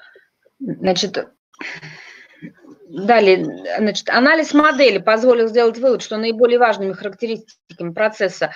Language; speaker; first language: Russian; native; Russian